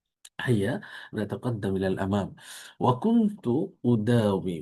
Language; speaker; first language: Arabic; non-native, fluent; Bangla